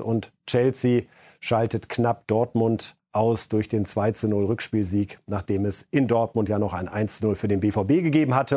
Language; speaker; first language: German; native; German